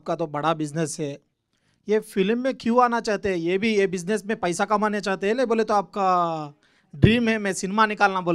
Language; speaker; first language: Hindi; non-native, local second language; Telugu